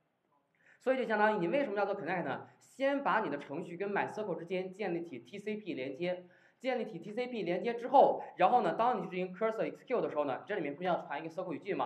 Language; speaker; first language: Chinese; native; Chinese